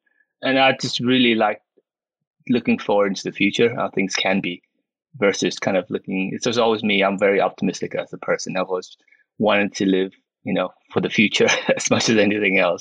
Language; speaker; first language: English; early bilingual, other home language; Min Nan Chinese